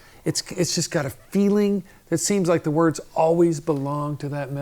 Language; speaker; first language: English; native; English